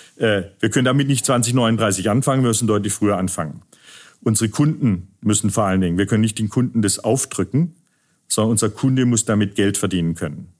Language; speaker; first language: German; native; German